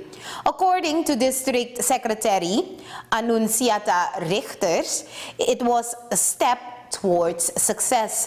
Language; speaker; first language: English; non-native, fluent; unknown